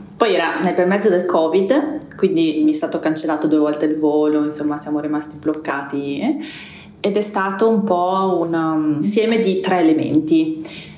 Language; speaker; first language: Italian; native; Italian